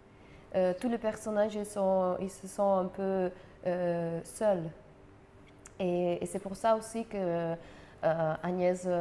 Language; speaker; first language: French; non-native, fluent; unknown